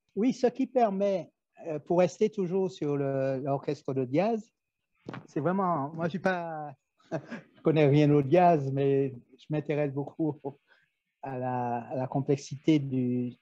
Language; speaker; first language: French; native; French